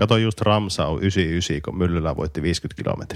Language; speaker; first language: Finnish; native; Finnish